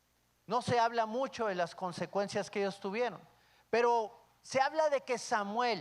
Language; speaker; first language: Spanish; native; Spanish